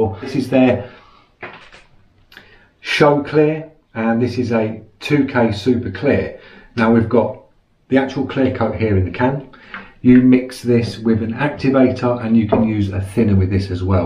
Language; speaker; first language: English; native; English